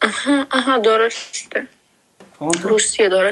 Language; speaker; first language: Persian; native; Persian